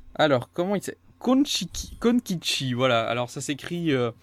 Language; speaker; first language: French; native; French